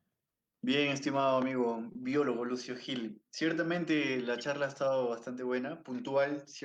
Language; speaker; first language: Spanish; native; Spanish